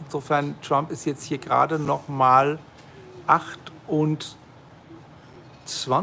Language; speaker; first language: German; native; German